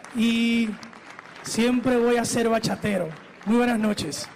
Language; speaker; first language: Spanish; early bilingual, heritage; Spanish